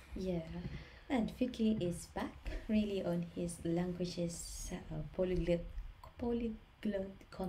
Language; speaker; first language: English; non-native, local second language; Filipino